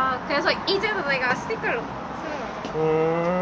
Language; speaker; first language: Korean; non-native, fluent; Indonesian